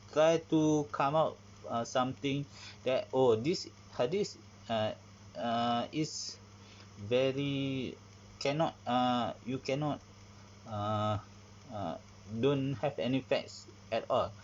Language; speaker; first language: English; non-native, learner; Malay